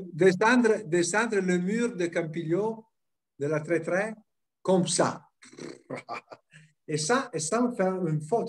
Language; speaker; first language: French; non-native, fluent; Italian